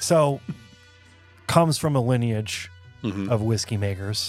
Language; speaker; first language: English; native; English